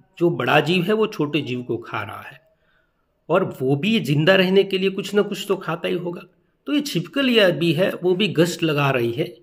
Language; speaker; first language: Hindi; non-native, local second language; Gujarati